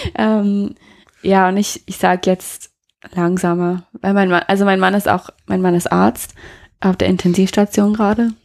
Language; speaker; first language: German; non-native, fluent; English